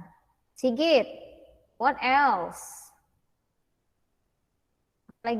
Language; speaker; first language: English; non-native, fluent; Indonesian